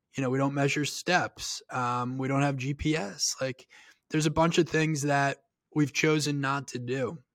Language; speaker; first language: English; native; English